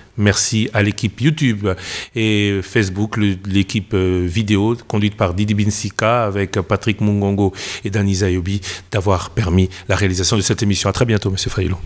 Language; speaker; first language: French; non-native, local second language; Lingala